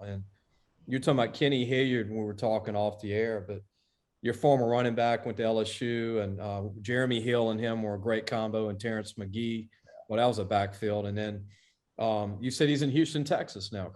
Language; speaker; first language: English; native; English